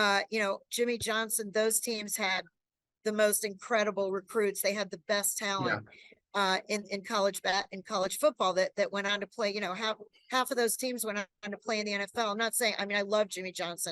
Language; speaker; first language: English; native; English